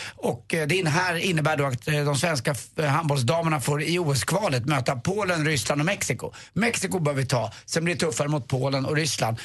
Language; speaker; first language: Swedish; native; Swedish